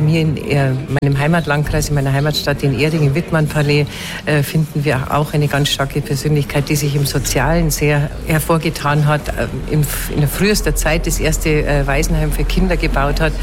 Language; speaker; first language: German; native; German